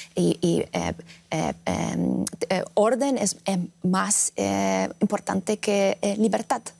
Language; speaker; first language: Spanish; non-native, fluent; Russian